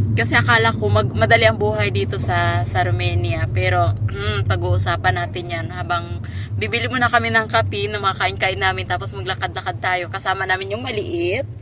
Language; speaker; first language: Filipino; non-native, local second language; Cebuano